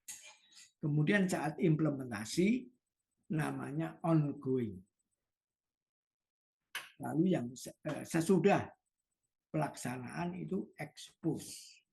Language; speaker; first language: Indonesian; native; Indonesian